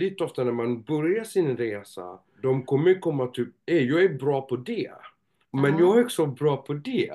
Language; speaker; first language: Swedish; non-native, fluent; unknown